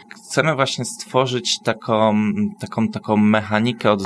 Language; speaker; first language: Polish; native; Polish